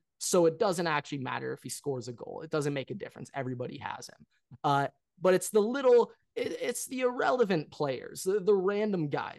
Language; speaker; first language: English; native; English